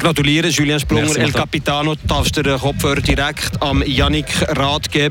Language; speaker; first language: German; native; German